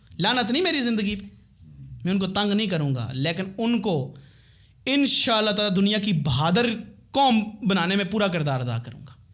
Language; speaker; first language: Urdu; non-native, local second language; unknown